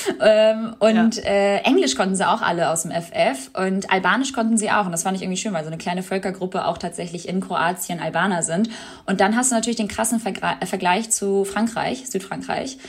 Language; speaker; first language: German; early bilingual, other home language; Albanian